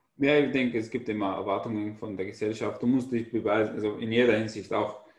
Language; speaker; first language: German; non-native, fluent; Arabic